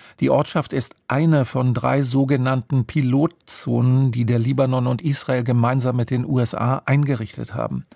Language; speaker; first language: German; native; German